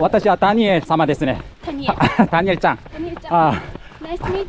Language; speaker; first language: Japanese; non-native, learner; Korean